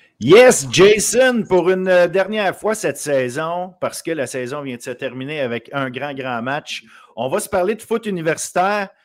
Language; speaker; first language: French; native; French